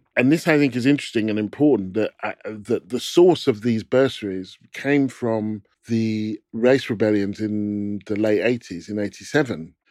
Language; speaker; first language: English; native; English